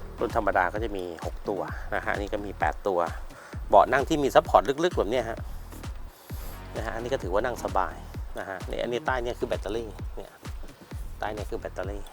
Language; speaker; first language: Thai; native; Thai